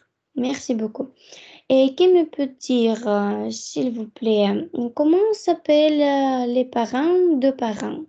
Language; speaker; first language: French; non-native, fluent; Russian